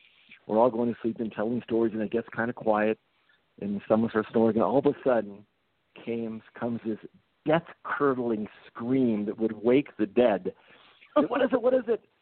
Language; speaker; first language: English; early bilingual, other home language; Japanese